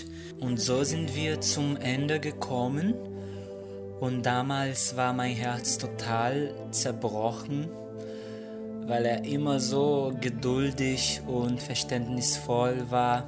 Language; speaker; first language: German; non-native, fluent; Portuguese